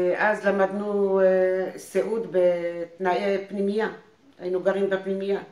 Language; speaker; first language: Hebrew; non-native, fluent; French